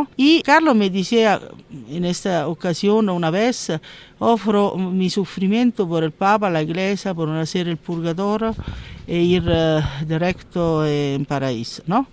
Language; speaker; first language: Spanish; non-native, learner; Italian